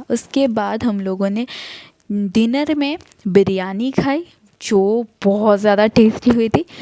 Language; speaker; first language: Hindi; non-native, local second language; Bangla